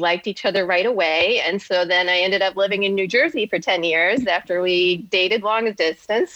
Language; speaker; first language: English; native; English